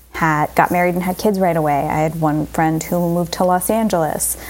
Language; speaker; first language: English; native; English